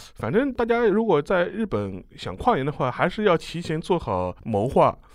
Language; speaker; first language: Chinese; native; Chinese